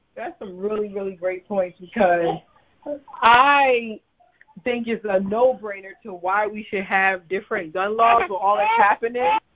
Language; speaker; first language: English; early bilingual, other home language; Krio